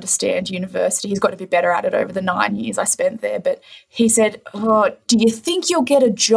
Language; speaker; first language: English; native; English